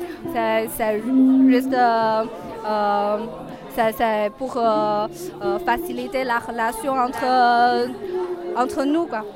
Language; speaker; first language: French; non-native, fluent; Chinese